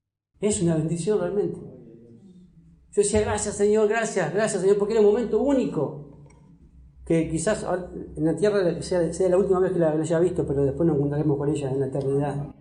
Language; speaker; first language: Spanish; native; Spanish